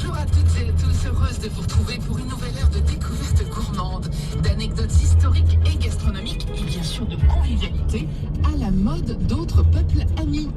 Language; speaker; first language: French; native; French